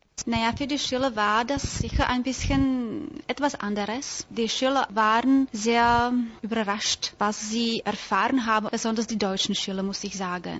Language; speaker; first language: German; non-native, fluent; Czech